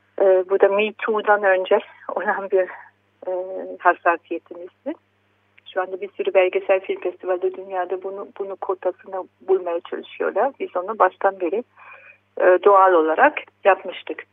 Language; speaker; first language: Turkish; non-native, fluent; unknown